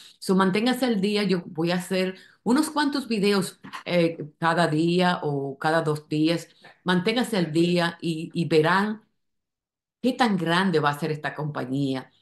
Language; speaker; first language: Spanish; native; Spanish